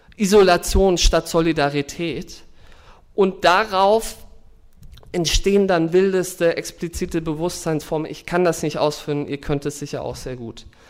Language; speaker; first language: German; native; German